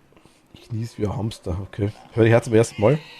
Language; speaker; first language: German; native; German